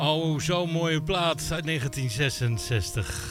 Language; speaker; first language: Dutch; native; Dutch